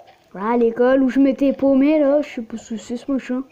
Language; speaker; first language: French; native; French